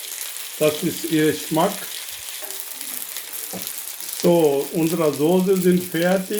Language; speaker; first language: German; non-native, learner; Urdu